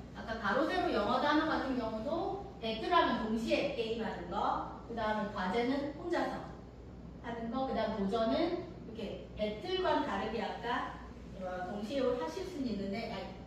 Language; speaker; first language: Korean; native; Korean